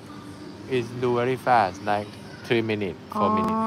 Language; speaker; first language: English; non-native, learner; Thai